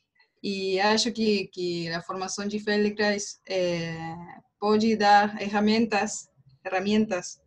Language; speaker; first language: Portuguese; non-native, learner; Spanish